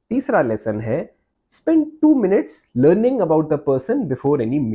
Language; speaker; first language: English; non-native, local second language; Hindi